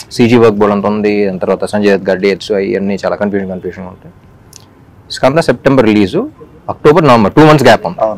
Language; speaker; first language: Telugu; native; Telugu